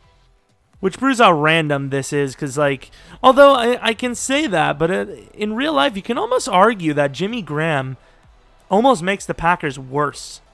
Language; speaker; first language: English; native; English